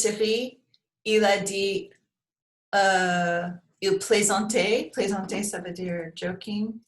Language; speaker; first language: French; non-native, learner; English